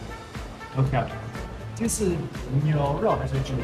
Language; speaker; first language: Chinese; non-native, learner; English